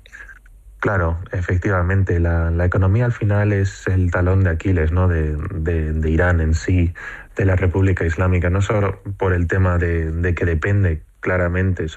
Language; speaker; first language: Spanish; native; Spanish